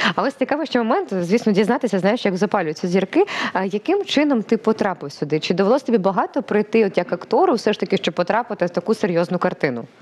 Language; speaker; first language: Ukrainian; native; Ukrainian